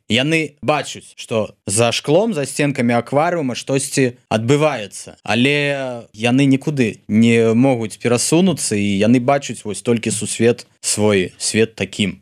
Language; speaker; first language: Belarusian; non-native, local second language; Russian